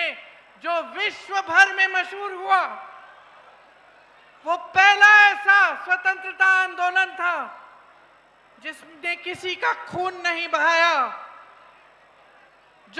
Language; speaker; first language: Hindi; native; Hindi